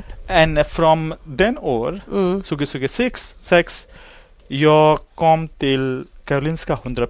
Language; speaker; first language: Swedish; non-native, learner; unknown